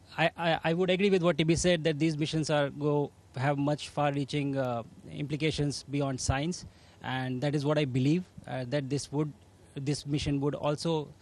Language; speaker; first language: English; non-native, local second language; Hindi